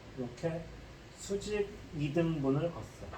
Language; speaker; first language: Korean; native; Korean